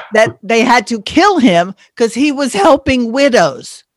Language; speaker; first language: English; native; English